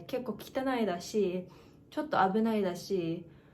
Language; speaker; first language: Japanese; non-native, learner; English